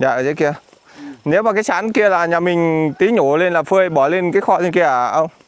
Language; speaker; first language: Vietnamese; native; Vietnamese